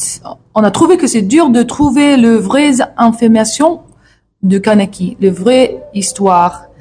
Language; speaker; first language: French; non-native, learner; English